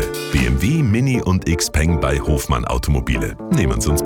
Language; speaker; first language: German; native; German